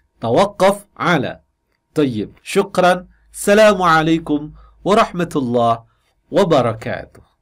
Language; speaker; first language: Arabic; non-native, fluent; Indonesian